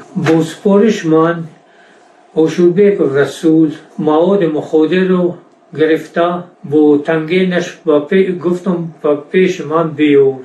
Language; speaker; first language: Tajik; non-native, local second language; Shughni